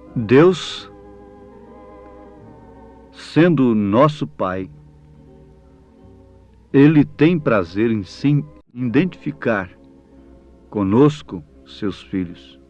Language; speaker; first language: Portuguese; native; Portuguese